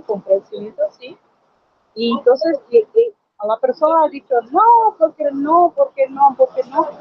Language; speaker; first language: Spanish; non-native, learner; Portuguese